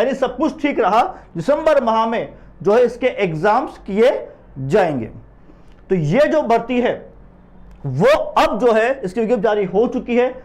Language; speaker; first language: Hindi; native; Hindi